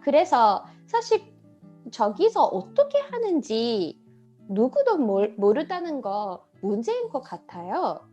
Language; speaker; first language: Korean; non-native, fluent; English